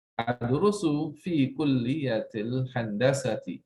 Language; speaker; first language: Arabic; non-native, fluent; English